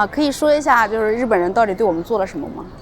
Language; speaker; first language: Chinese; native; Chinese